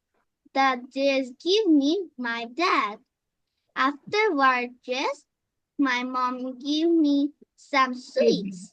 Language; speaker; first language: English; non-native, learner; Bangla